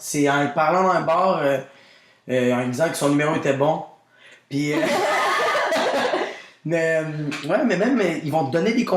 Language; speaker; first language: French; native; French